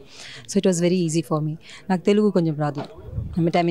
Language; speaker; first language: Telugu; non-native, local second language; Tamil